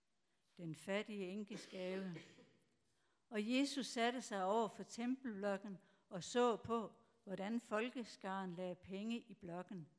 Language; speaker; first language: Danish; native; Danish